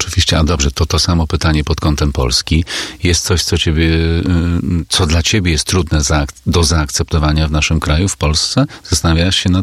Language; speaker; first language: Polish; native; Polish